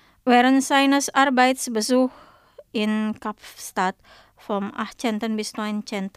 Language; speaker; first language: German; non-native, fluent; Indonesian